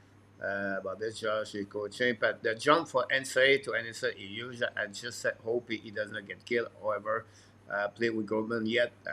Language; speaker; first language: English; non-native, fluent; French